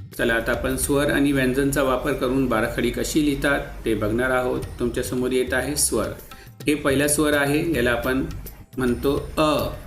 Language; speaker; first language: Marathi; non-native, local second language; Urdu